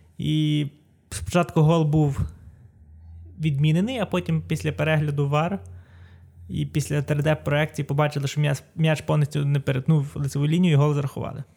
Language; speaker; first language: Ukrainian; native; Ukrainian